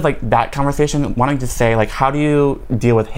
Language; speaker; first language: English; native; English